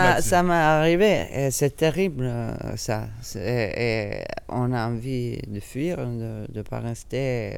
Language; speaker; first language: French; non-native, fluent; Italian